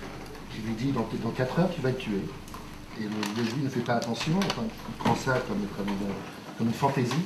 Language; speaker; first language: French; native; French